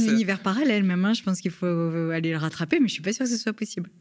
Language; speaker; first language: French; native; French